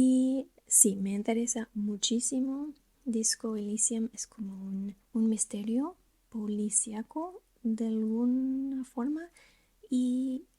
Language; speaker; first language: Spanish; non-native, learner; English